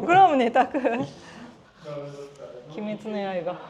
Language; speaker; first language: Polish; non-native, learner; Japanese